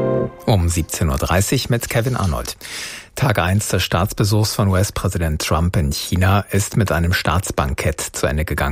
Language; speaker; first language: German; native; German